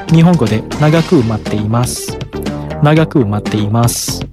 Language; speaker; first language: Japanese; non-native, fluent; Indonesian